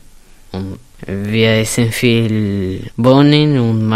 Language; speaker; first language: German; non-native, learner; Spanish